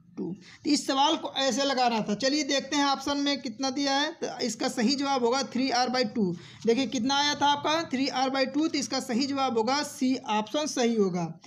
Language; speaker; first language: Hindi; native; Hindi